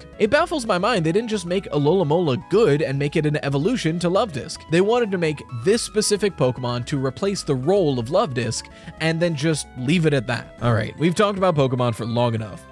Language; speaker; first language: English; native; English